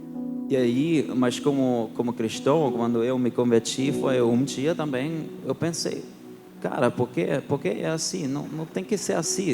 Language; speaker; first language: Portuguese; early bilingual, heritage; Portuguese